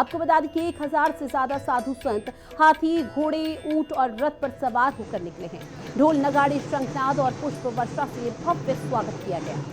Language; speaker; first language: Hindi; native; Hindi